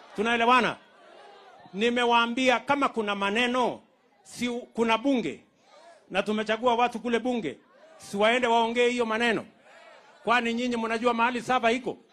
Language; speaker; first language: Swahili; non-native, local second language; Kalenjin